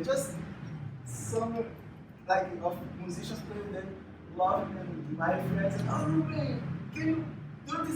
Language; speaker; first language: English; non-native, fluent; Portuguese